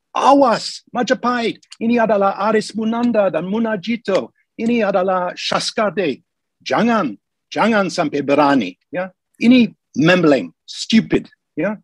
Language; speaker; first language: Indonesian; non-native, fluent; English